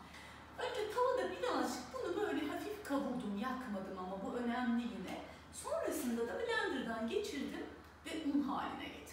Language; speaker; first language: Turkish; native; Turkish